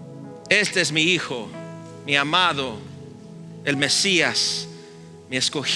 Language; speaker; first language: Spanish; early bilingual, heritage; Spanish